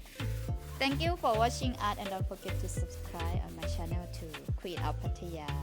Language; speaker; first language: English; non-native, learner; Thai